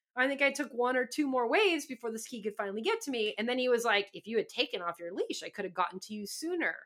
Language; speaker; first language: English; native; English